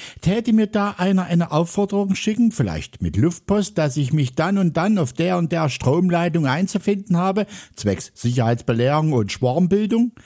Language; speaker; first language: German; native; German